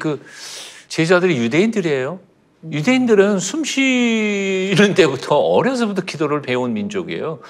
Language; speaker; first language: Korean; native; Korean